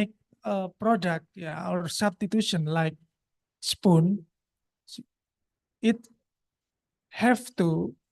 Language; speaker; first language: English; non-native, local second language; Indonesian